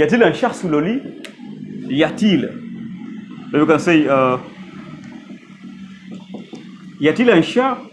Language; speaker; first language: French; non-native, fluent; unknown